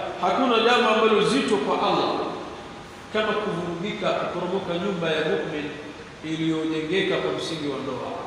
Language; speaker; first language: Swahili; native; Swahili